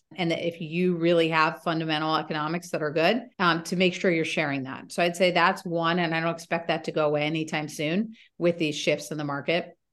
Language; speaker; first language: English; native; English